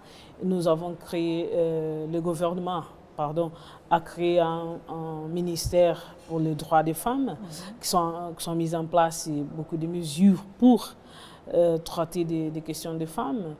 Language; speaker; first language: French; non-native, learner; Portuguese